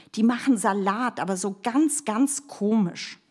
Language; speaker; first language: German; early bilingual, other home language; Russian